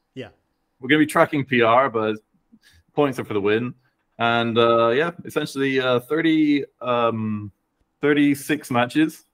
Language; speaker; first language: English; native; English